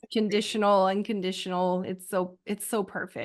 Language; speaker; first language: English; native; English